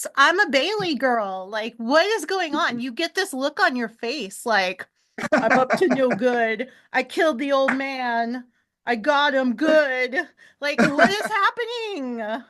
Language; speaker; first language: English; native; English